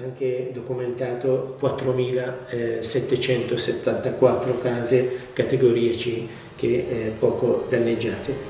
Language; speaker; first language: Italian; non-native, learner; Arabic